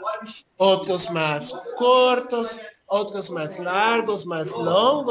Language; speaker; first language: Portuguese; non-native, fluent; Spanish